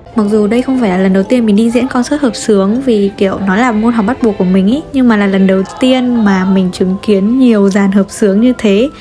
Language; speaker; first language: Vietnamese; native; Vietnamese